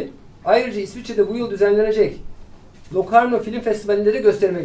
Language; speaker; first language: Turkish; native; Turkish